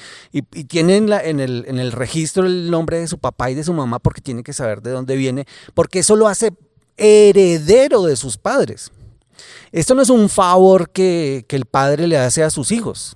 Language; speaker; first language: Spanish; native; Spanish